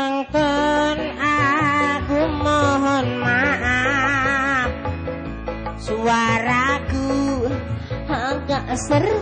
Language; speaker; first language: Indonesian; non-native, local second language; Sundanese